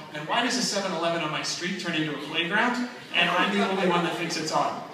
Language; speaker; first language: English; native; English